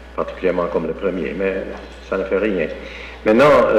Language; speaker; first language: French; non-native, fluent; English